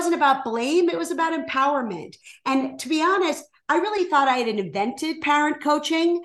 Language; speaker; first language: English; native; English